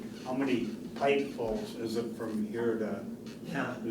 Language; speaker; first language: English; native; English